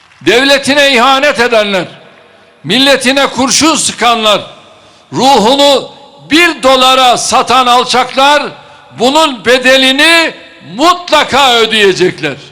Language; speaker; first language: Turkish; native; Turkish